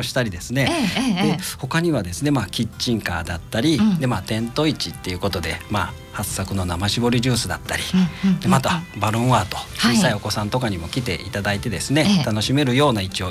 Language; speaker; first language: Japanese; native; Japanese